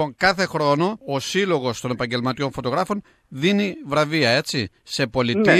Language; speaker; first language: Greek; native; Greek